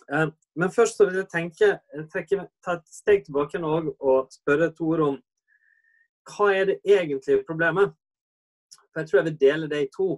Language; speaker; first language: Norwegian; native; Norwegian